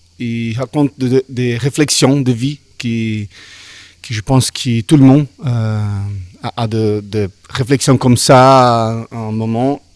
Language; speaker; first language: French; non-native, learner; Portuguese